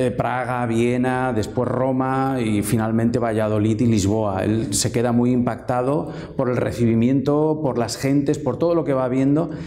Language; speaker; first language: Spanish; native; Spanish